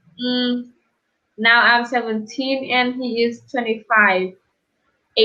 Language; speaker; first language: English; non-native, learner; Vietnamese